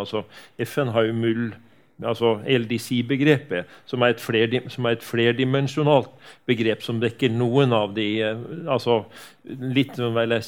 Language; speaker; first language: Norwegian; native; Norwegian